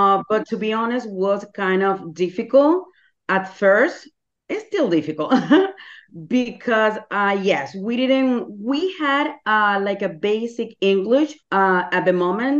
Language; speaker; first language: English; non-native, fluent; Spanish